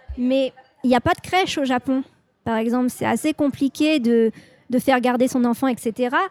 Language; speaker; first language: French; native; French